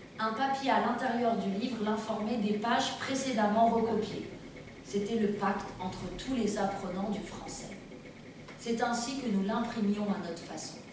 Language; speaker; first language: French; early bilingual, other home language; Persian